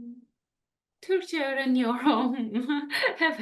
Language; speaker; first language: Turkish; non-native, learner; German